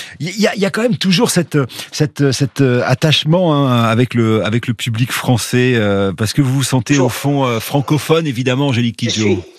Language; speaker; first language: French; native; French